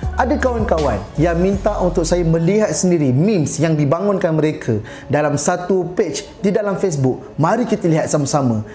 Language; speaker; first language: Malay; native; Malay